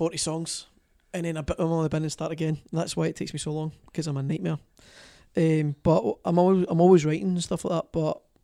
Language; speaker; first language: English; native; English